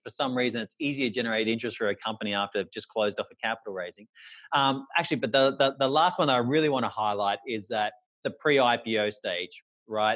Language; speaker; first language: English; native; English